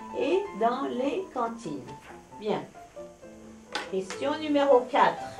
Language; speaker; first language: French; native; French